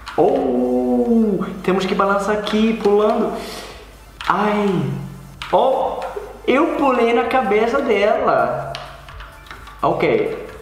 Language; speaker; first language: Portuguese; non-native, learner; English